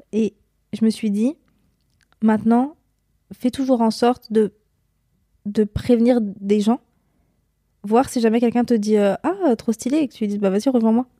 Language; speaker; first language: French; native; French